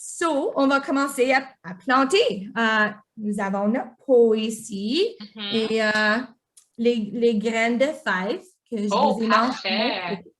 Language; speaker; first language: French; non-native, local second language; English